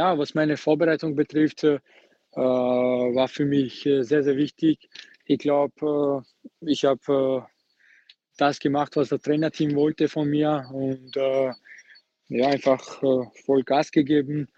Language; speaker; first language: German; non-native, fluent; Georgian